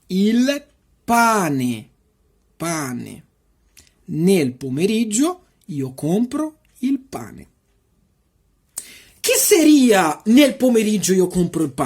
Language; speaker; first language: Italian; non-native, fluent; Portuguese